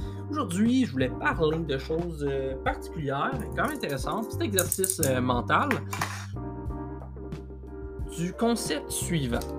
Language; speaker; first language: French; native; French